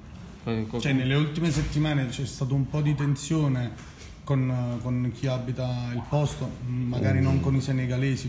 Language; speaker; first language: Italian; native; Italian